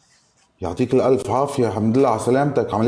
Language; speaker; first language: Arabic; native; Arabic